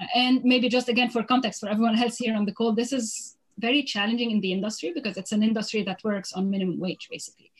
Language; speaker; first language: English; non-native, fluent; Arabic